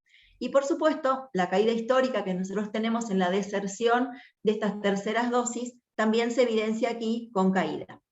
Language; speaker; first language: Spanish; native; Spanish